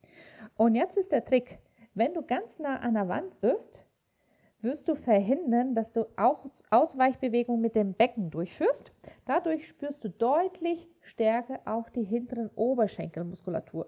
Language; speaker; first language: German; native; German